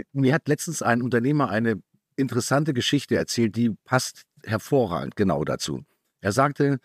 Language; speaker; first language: German; native; German